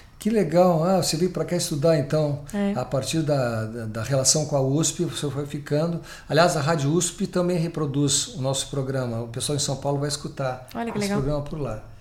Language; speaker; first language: Portuguese; native; Portuguese